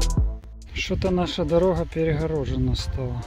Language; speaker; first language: Russian; native; Russian